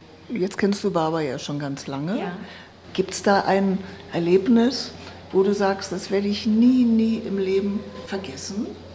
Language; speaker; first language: German; native; German